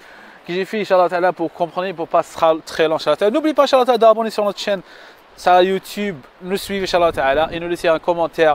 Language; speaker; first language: French; non-native, fluent; Arabic